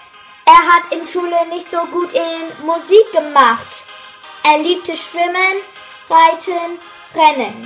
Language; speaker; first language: German; non-native, learner; English